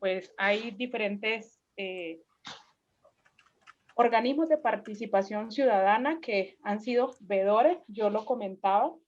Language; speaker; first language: Spanish; native; Spanish